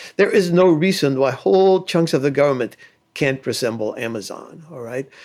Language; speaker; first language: English; early bilingual, other home language; Spanish